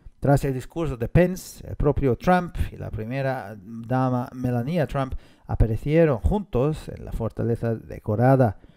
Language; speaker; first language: Spanish; non-native, fluent; Hungarian